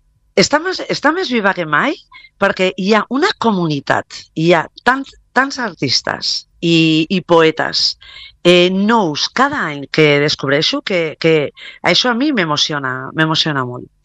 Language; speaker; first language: Catalan; non-native, local second language; Spanish